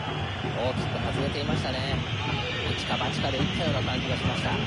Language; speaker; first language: Japanese; native; Japanese